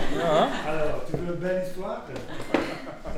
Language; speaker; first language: French; non-native, learner; Dutch